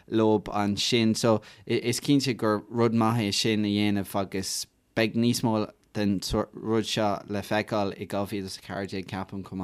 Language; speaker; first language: Irish; native; Irish